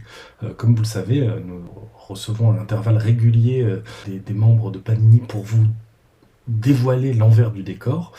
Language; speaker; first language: French; native; French